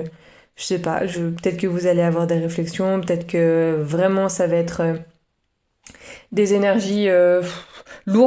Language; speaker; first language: French; native; French